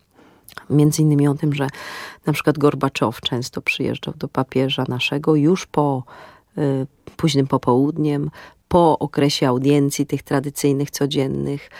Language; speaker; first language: Polish; native; Polish